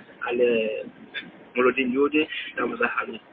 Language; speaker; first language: Ukrainian; non-native, fluent; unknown